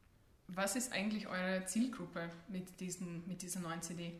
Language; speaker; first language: German; native; German